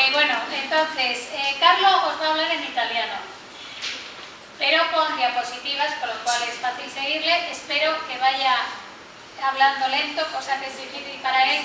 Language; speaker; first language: Spanish; native; Spanish